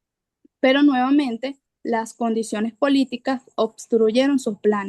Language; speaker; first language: Spanish; native; Spanish